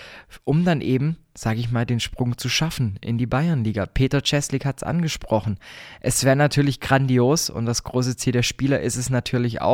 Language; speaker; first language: German; native; German